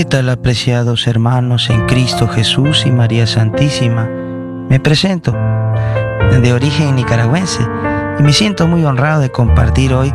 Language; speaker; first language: Spanish; native; Spanish